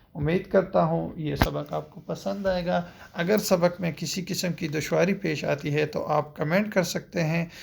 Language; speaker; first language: Urdu; non-native, local second language; Pashto